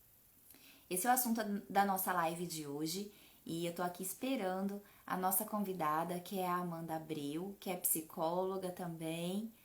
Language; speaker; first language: Portuguese; native; Portuguese